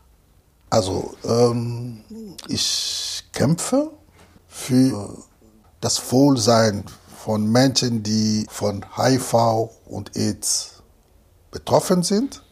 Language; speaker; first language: German; non-native, fluent; Lingala